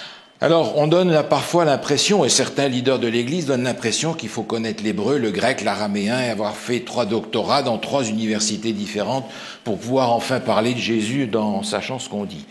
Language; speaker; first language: French; native; French